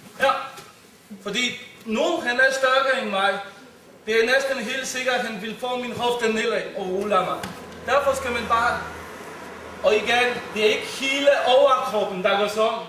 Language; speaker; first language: Danish; non-native, fluent; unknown